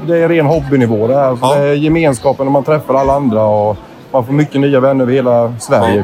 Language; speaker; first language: Swedish; native; Swedish